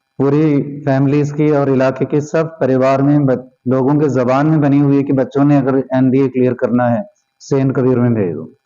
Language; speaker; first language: Hindi; non-native, local second language; Punjabi